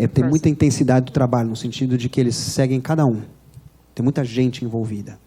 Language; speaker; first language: Portuguese; native; Portuguese